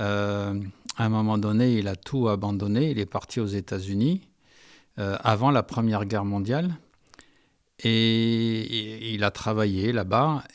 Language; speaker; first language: French; early bilingual, heritage; French